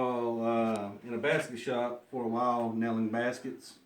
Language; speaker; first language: English; native; English